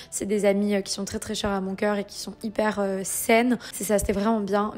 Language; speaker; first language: French; native; French